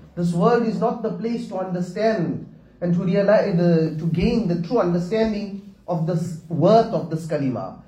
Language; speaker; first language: English; native; English